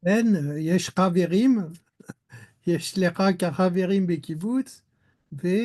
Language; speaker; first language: Hebrew; non-native, learner; French